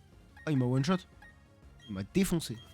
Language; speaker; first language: French; native; French